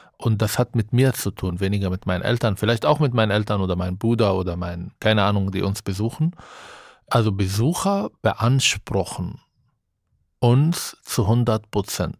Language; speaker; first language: German; non-native, fluent; Arabic